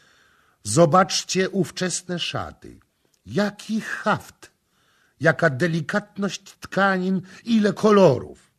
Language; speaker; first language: Polish; native; Polish